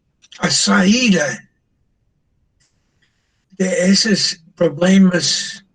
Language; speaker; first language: Portuguese; non-native, fluent; English